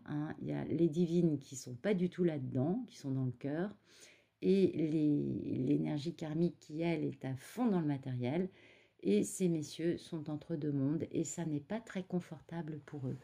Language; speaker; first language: French; native; French